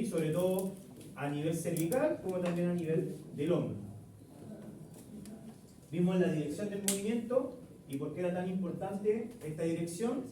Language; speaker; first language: Spanish; native; Spanish